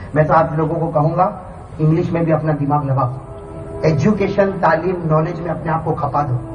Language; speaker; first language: Urdu; native; Urdu